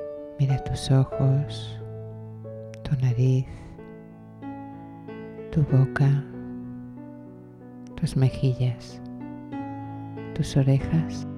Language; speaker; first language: Spanish; native; Spanish